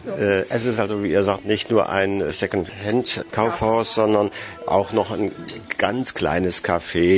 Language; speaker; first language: German; native; German